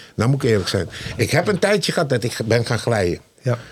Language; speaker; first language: Dutch; non-native, fluent; Malay